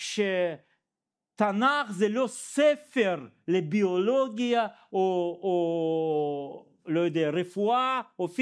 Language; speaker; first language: Hebrew; non-native, fluent; Russian